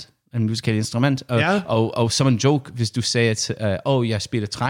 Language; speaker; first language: Danish; non-native, learner; English